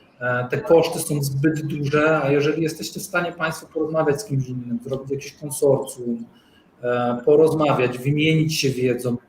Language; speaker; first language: Polish; native; Polish